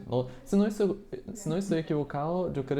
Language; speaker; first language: Spanish; non-native, fluent; Portuguese